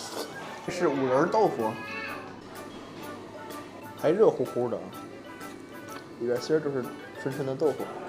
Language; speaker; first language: Chinese; native; Chinese